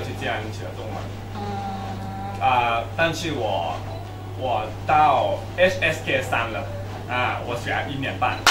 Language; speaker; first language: Chinese; non-native, learner; Thai